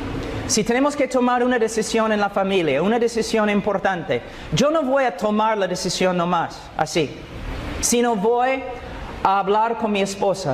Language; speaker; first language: Spanish; non-native, fluent; English